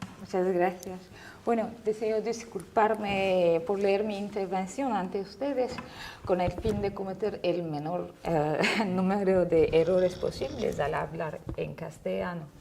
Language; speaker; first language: Spanish; non-native, fluent; Turkish